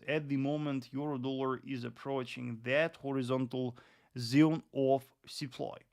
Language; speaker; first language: English; non-native, fluent; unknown